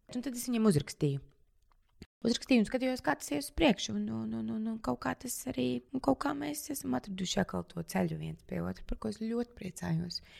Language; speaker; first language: Latvian; native; Latvian